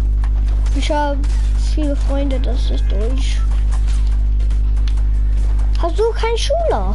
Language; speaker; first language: German; non-native, learner; English